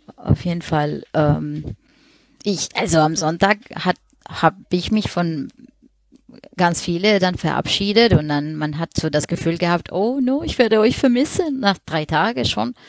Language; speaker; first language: German; non-native, fluent; Spanish